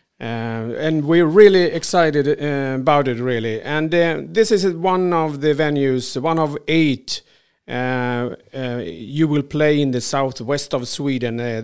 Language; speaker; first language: English; non-native, fluent; Swedish